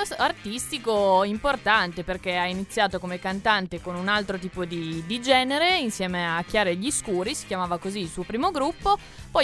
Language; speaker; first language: Italian; native; Italian